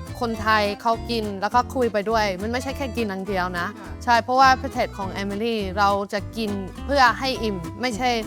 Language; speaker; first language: Thai; non-native, fluent; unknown